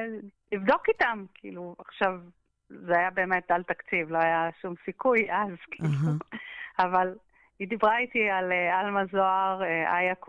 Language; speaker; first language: Hebrew; native; Hebrew